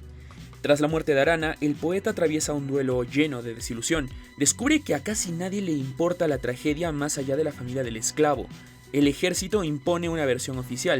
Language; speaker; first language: Spanish; native; Spanish